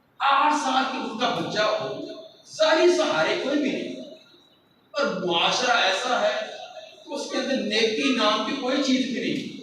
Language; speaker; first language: Urdu; non-native, local second language; Punjabi